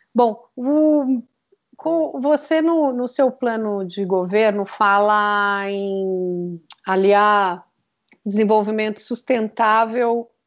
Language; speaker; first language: Portuguese; native; Portuguese